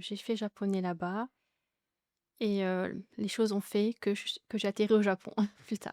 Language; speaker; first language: French; native; French